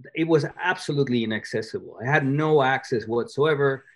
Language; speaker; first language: English; non-native, fluent; Spanish